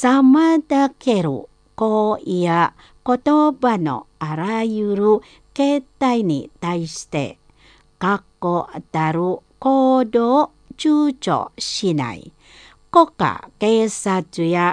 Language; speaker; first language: Japanese; non-native, fluent; Indonesian